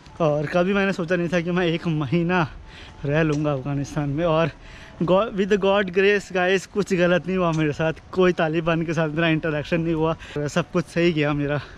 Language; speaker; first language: Hindi; native; Hindi